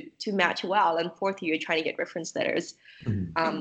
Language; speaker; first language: English; native; English